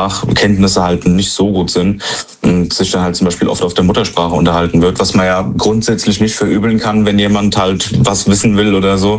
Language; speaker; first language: German; native; German